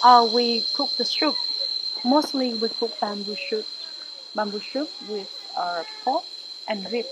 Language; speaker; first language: English; non-native, fluent; Vietnamese